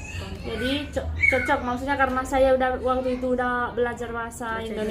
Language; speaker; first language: Indonesian; non-native, fluent; Spanish